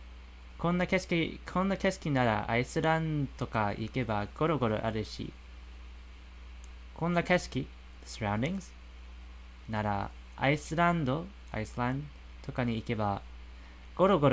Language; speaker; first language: Japanese; non-native, fluent; English